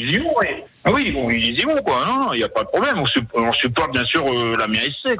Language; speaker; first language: French; native; French